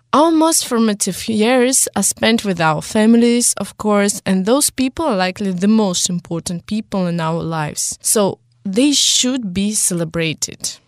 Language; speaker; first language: English; non-native, fluent; Russian